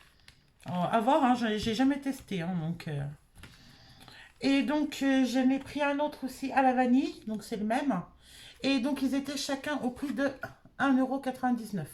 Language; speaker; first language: French; native; French